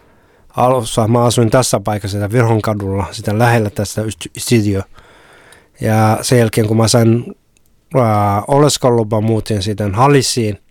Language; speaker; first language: Finnish; non-native, fluent; Somali